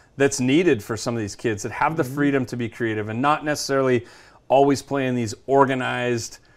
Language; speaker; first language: English; native; English